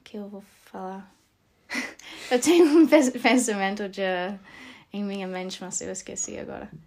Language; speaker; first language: Portuguese; non-native, fluent; English